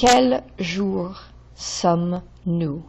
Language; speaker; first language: French; non-native, fluent; English